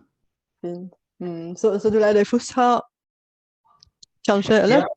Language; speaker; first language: Swedish; non-native, fluent; Bulgarian